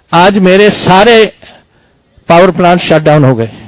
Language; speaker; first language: Hindi; non-native, local second language; Punjabi